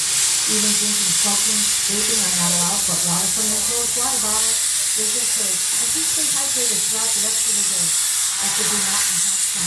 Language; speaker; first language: English; native; English